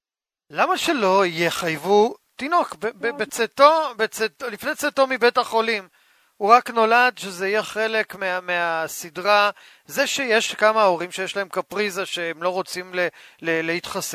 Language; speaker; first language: Hebrew; native; Hebrew